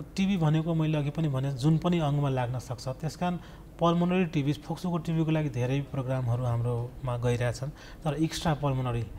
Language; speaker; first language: Nepali; non-native, local second language; Maithili